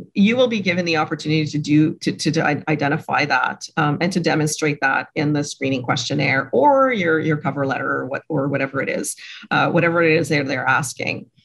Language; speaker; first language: English; non-native, fluent; French